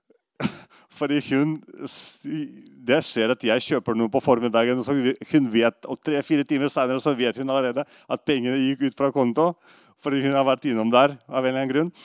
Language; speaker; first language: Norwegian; non-native, fluent; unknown